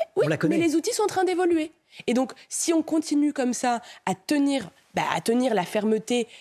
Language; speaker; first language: French; native; French